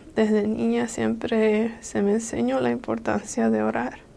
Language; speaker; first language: Spanish; early bilingual, other home language; English